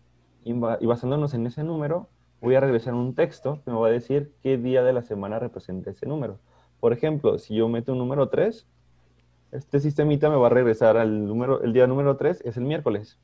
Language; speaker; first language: Spanish; native; Spanish